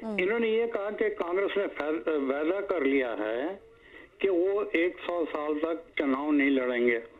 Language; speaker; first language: Hindi; native; Hindi